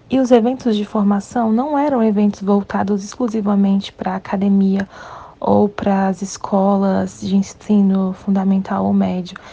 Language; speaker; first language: Portuguese; native; Portuguese